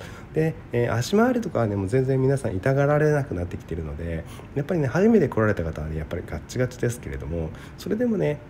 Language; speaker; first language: Japanese; native; Japanese